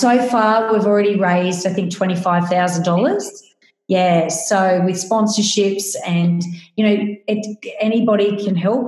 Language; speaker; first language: English; native; English